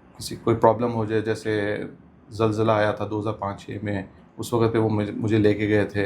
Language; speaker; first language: Urdu; native; Urdu